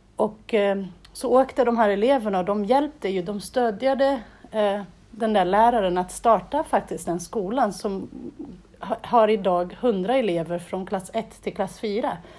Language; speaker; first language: Swedish; non-native, fluent; Portuguese